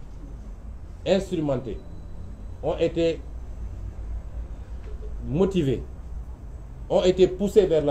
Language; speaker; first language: French; non-native, local second language; Wolof